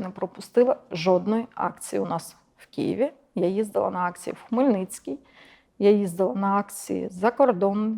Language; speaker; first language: Ukrainian; non-native, local second language; Russian